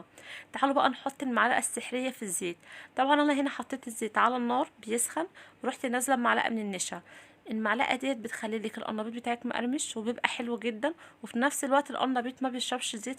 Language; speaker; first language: Arabic; native; Arabic